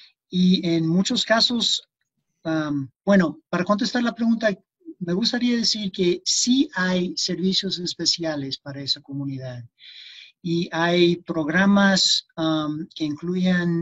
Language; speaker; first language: Spanish; non-native, fluent; English